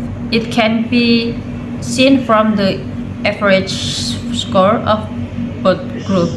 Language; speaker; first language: English; non-native, learner; Indonesian